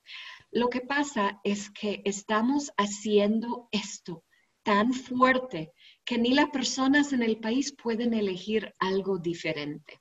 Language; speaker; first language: Spanish; non-native, learner; English